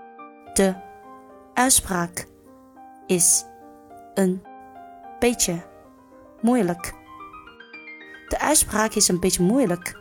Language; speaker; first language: Dutch; non-native, learner; Chinese